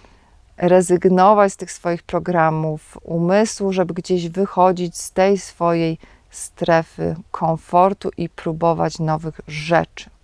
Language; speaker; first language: Polish; native; Polish